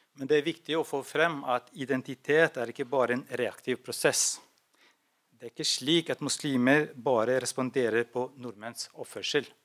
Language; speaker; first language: Norwegian; non-native, fluent; Albanian